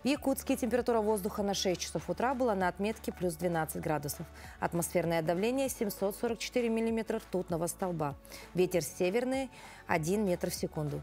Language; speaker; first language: Russian; native; Russian